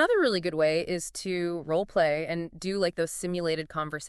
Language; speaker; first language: English; native; English